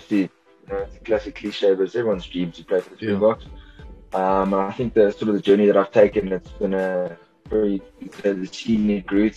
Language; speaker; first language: English; native; English